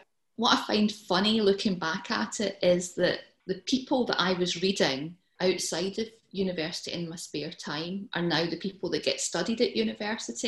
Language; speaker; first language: English; native; English